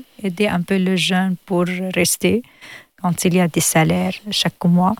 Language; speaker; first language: French; non-native, learner; Arabic